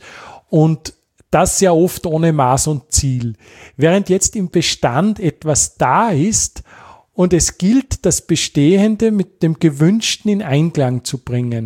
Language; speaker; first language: German; native; German